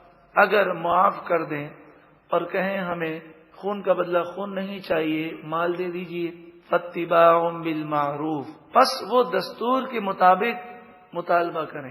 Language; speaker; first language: Urdu; native; Urdu